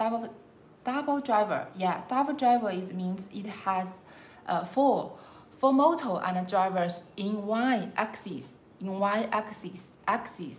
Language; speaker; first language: English; non-native, learner; Chinese